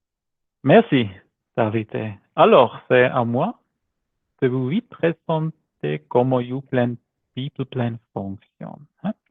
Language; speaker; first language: French; non-native, learner; German